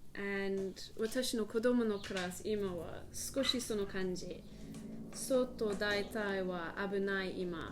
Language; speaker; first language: Japanese; non-native, learner; English